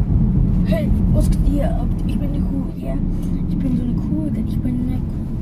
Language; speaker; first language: German; early bilingual, other home language; Vietnamese